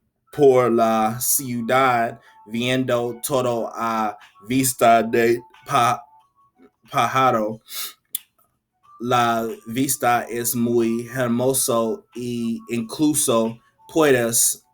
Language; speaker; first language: Spanish; non-native, learner; English